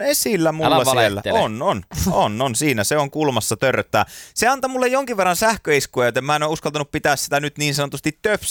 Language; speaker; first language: Finnish; native; Finnish